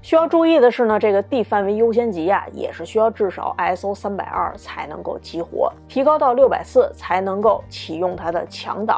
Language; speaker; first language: Chinese; native; Chinese